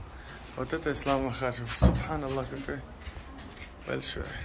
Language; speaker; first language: Russian; non-native, local second language; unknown